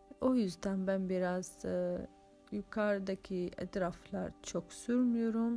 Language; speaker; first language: Turkish; non-native, fluent; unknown